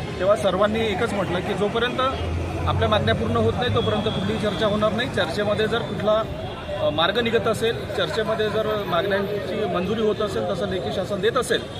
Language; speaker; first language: Marathi; native; Marathi